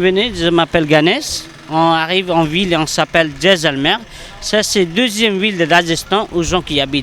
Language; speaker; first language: French; non-native, learner; Hindi